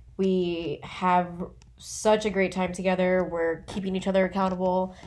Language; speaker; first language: English; native; English